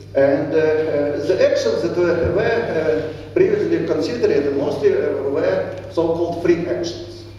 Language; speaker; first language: English; non-native, fluent; Ukrainian